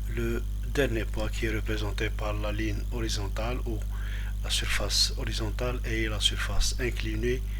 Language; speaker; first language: French; non-native, local second language; Arabic